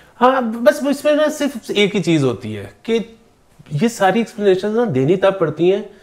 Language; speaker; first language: Urdu; native; Urdu